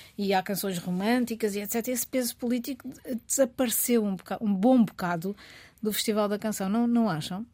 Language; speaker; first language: Portuguese; native; Portuguese